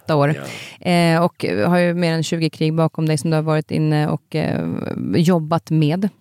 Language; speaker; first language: Swedish; native; Swedish